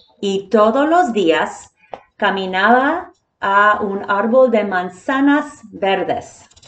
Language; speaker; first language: Spanish; early bilingual, heritage; Spanish